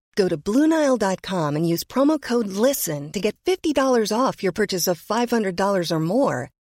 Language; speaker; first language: French; non-native, fluent; English